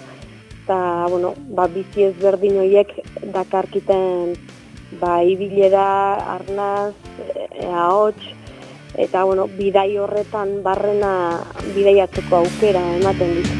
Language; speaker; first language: Basque; native; Basque